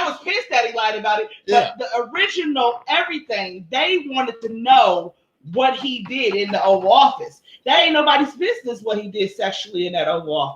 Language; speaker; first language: English; native; English